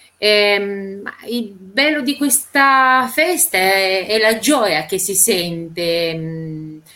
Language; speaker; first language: Italian; non-native, fluent; Romanian